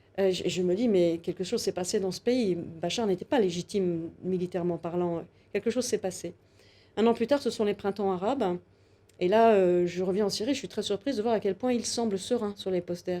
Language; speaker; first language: French; native; French